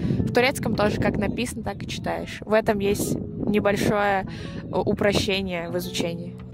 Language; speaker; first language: Russian; native; Russian